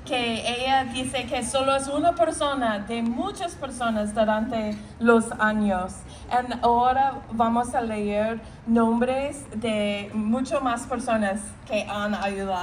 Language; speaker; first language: Spanish; non-native, learner; English